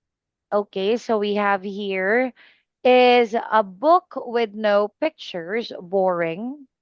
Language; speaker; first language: English; non-native, fluent; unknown